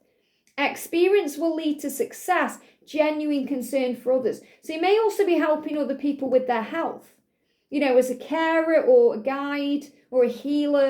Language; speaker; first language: English; native; English